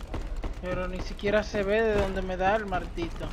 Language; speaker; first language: Spanish; native; Spanish